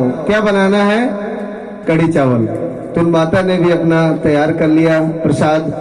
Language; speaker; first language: Hindi; native; Hindi